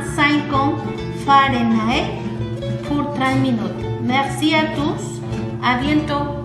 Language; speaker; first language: French; non-native, learner; Spanish